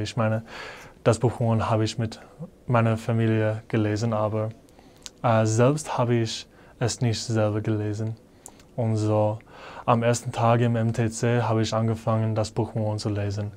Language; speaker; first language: German; non-native, fluent; English